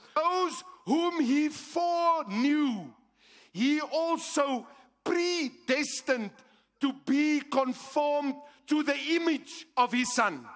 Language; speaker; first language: English; non-native, local second language; Afrikaans